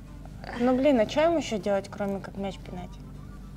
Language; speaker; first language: Russian; native; Russian